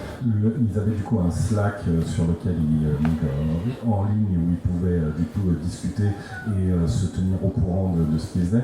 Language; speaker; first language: French; native; French